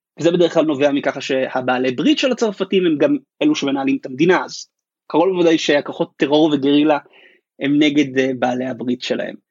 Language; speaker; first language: Hebrew; native; Hebrew